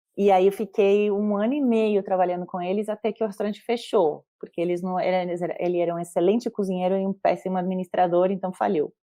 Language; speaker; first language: Portuguese; non-native, fluent; Spanish